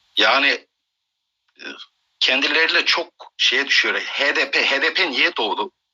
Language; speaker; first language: Turkish; non-native, local second language; Kurdish